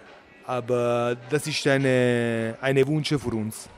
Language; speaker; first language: German; non-native, learner; Italian